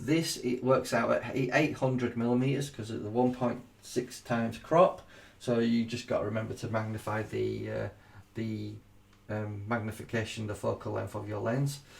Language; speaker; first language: English; native; English